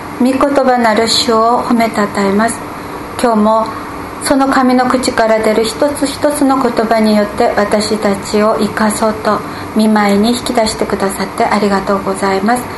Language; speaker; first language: Japanese; non-native, fluent; Korean